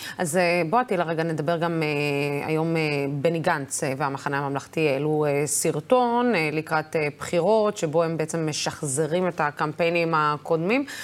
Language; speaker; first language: Hebrew; non-native, local second language; Arabic